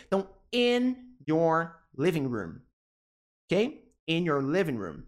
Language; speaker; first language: English; non-native, fluent; Portuguese